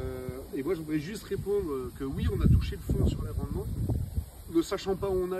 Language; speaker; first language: French; native; French